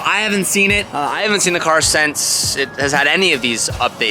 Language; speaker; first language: English; native; English